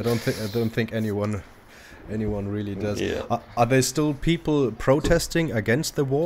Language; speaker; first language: English; non-native, fluent; German